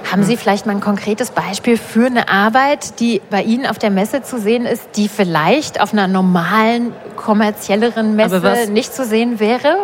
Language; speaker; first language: German; native; German